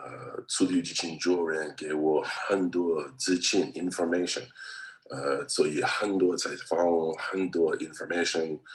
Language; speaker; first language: Chinese; non-native, learner; English